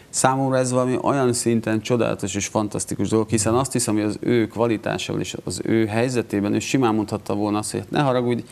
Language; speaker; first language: Hungarian; native; Hungarian